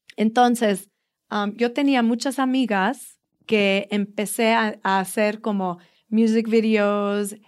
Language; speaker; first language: Spanish; early bilingual, heritage; Spanish